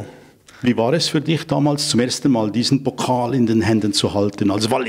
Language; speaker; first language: German; native; German